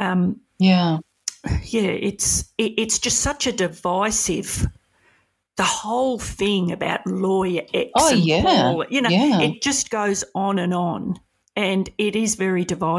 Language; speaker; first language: English; native; English